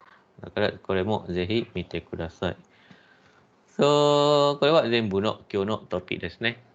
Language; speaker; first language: Japanese; non-native, fluent; Malay